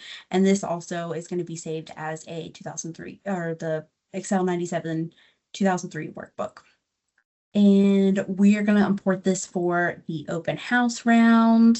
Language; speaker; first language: English; native; English